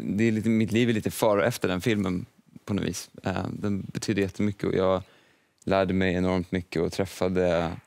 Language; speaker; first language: Swedish; native; Swedish